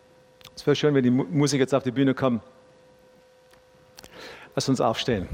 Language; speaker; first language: German; non-native, fluent; English